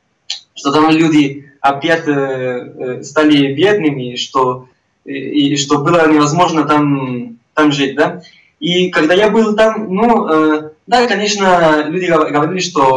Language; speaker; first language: Russian; non-native, fluent; Spanish